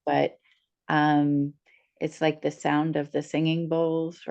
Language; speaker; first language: English; native; English